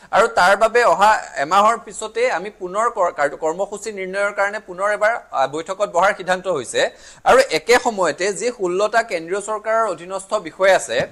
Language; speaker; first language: Assamese; native; Assamese